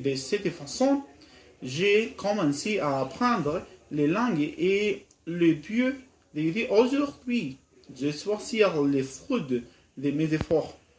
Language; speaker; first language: French; non-native, learner; Spanish